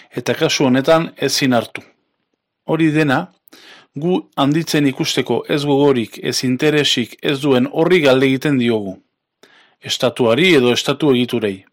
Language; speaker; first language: Basque; native; Basque